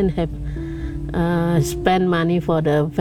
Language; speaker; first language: English; non-native, local second language; Indonesian